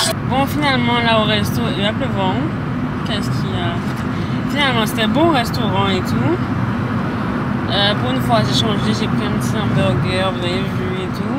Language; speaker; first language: French; native; French